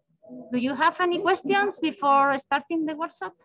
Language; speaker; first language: English; non-native, learner; Spanish